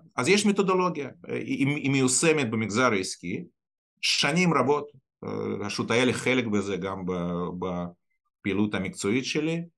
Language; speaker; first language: Hebrew; non-native, fluent; Russian